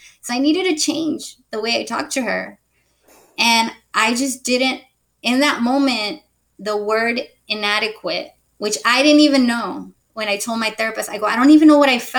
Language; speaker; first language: English; early bilingual, other home language; Spanish